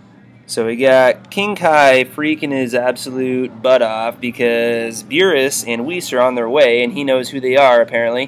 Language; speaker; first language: English; native; English